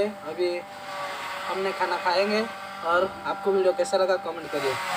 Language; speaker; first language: Hindi; non-native, local second language; Odia